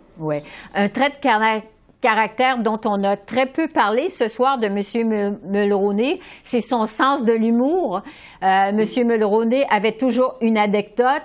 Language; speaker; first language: French; native; French